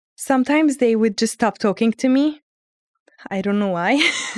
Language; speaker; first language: English; early bilingual, heritage; Armenian